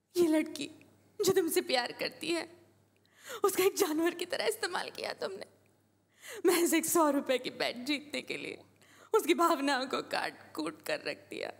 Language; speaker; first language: Hindi; non-native, local second language; Marathi